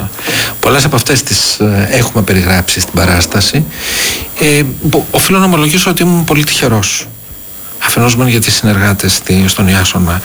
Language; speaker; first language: Greek; native; Greek